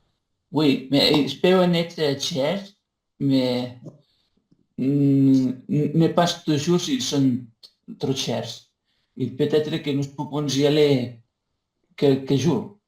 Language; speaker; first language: French; non-native, learner; Spanish